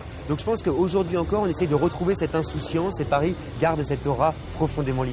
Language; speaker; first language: French; native; French